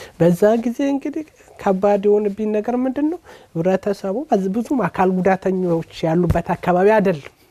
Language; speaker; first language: Amharic; native; Amharic